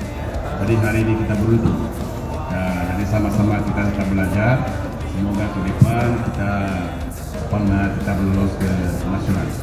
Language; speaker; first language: Indonesian; non-native, fluent; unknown